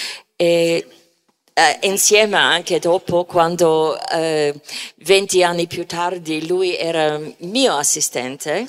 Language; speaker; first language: Italian; non-native, fluent; English